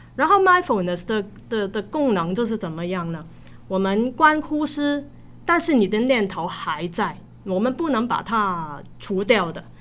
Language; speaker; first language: Chinese; non-native, local second language; Cantonese